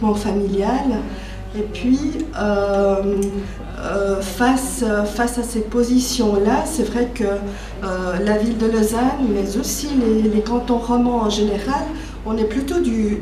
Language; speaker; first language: French; native; French